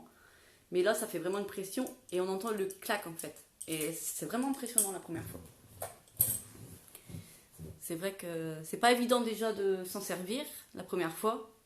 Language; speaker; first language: French; native; French